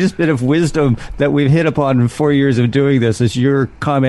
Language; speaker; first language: English; native; English